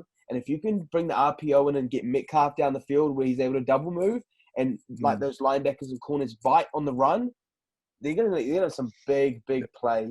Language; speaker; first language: English; native; English